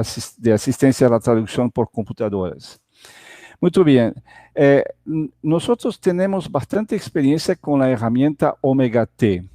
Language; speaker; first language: Spanish; non-native, fluent; Portuguese